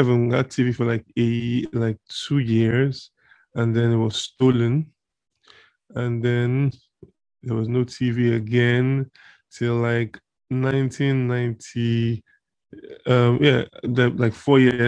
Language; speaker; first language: English; non-native, local second language; Igbo